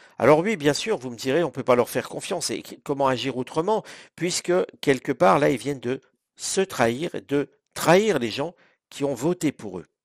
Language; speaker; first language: French; native; French